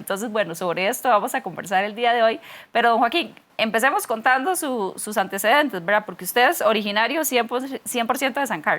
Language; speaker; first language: Spanish; native; Spanish